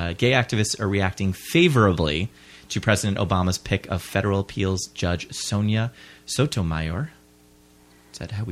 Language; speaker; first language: English; native; English